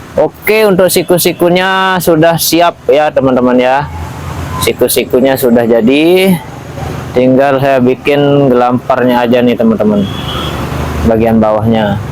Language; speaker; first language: Indonesian; non-native, local second language; Sasak